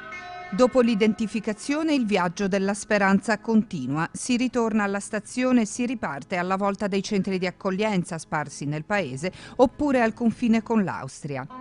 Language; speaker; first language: Italian; native; Italian